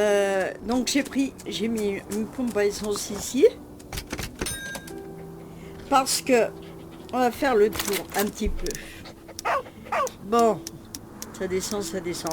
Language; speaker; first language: French; native; French